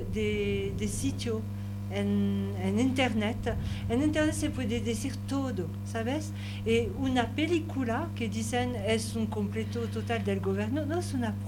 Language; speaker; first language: Spanish; non-native, learner; French